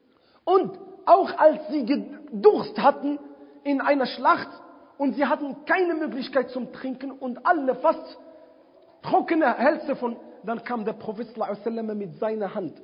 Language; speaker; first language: German; non-native, fluent; Arabic